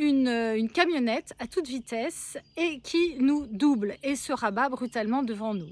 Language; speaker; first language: French; native; French